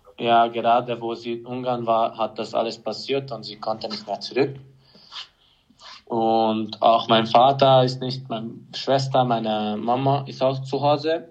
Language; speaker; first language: German; non-native, fluent; Hungarian